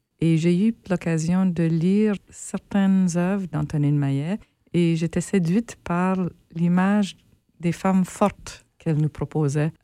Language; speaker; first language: French; native; French